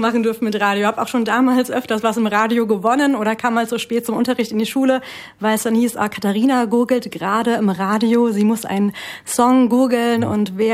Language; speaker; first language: German; native; German